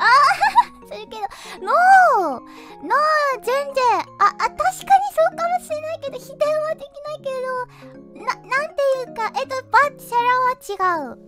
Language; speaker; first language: Japanese; non-native, fluent; Korean